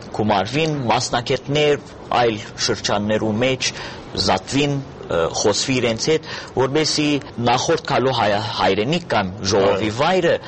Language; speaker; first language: Armenian; early bilingual, heritage; Armenian